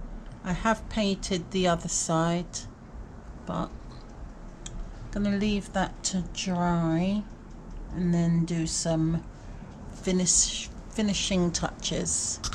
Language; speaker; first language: English; native; English